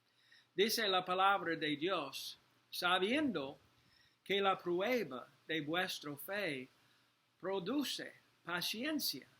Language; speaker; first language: Spanish; non-native, learner; English